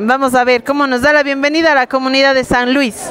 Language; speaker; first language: Spanish; native; Spanish